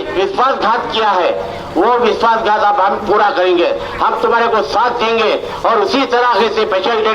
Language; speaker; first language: Hindi; non-native, local second language; Urdu